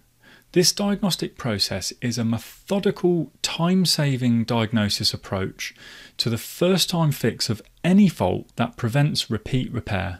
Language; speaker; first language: English; native; English